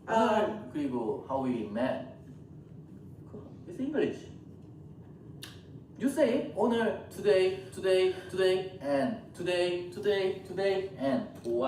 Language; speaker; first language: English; non-native, learner; Korean